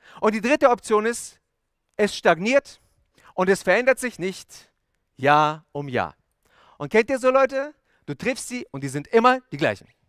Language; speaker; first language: German; early bilingual, other home language; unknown